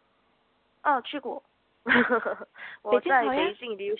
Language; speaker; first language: Chinese; non-native, learner; Korean